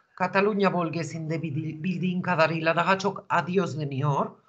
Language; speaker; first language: Turkish; non-native, fluent; Spanish